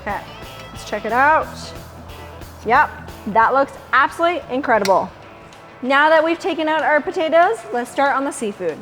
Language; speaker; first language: English; native; English